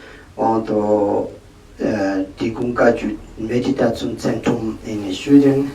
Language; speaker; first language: German; non-native, learner; Tibetan